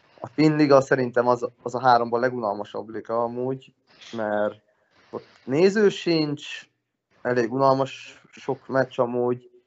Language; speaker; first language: Hungarian; native; Hungarian